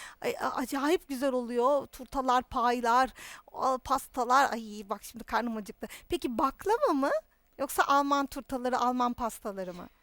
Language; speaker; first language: Turkish; native; Turkish